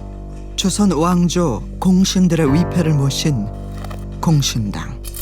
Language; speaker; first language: Korean; native; Korean